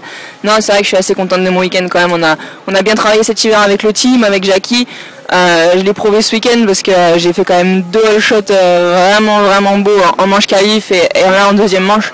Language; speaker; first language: French; native; French